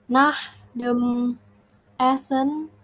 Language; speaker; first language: German; non-native, learner; Indonesian